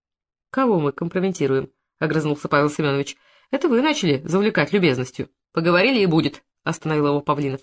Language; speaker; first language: Russian; native; Russian